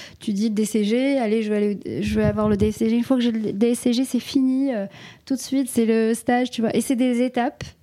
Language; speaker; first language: French; non-native, local second language; Arabic